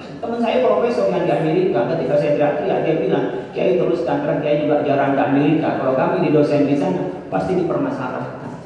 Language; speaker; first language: Indonesian; non-native, local second language; Madurese